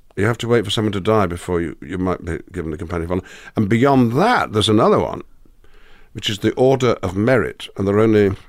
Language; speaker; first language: English; native; English